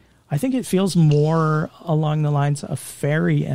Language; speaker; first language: English; native; English